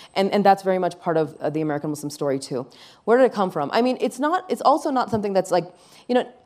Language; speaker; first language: English; early bilingual, other home language; Urdu